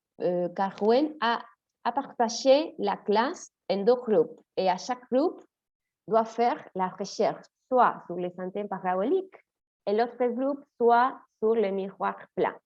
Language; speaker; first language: French; non-native, fluent; Spanish